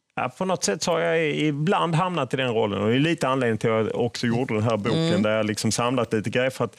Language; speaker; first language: Swedish; native; Swedish